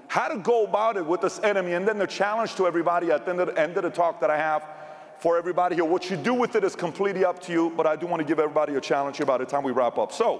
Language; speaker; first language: English; early bilingual, other home language; Persian